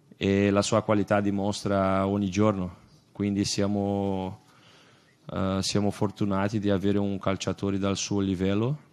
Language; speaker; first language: Italian; non-native, fluent; Portuguese